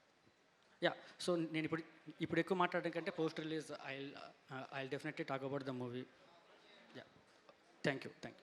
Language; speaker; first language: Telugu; native; Telugu